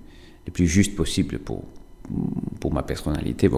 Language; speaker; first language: French; non-native, fluent; Italian